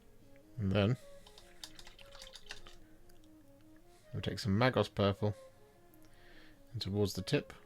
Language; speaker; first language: English; native; English